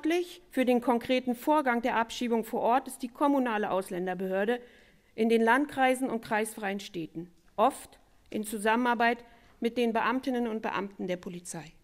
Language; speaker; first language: German; native; German